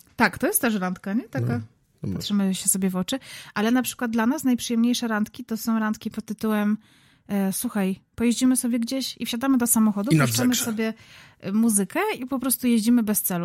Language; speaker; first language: Polish; native; Polish